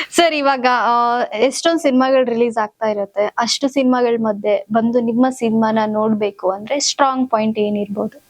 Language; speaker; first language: Kannada; native; Kannada